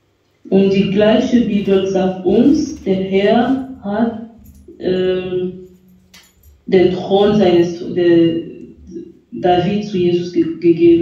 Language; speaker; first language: German; non-native, fluent; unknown